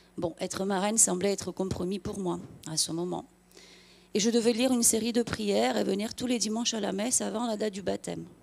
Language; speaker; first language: French; non-native, fluent; Romanian